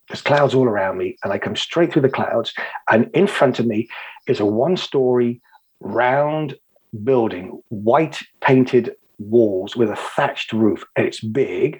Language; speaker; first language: English; native; English